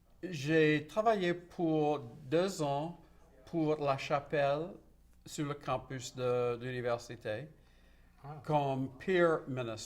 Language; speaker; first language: French; non-native, local second language; English